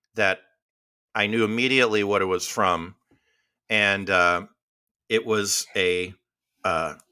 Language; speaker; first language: English; native; English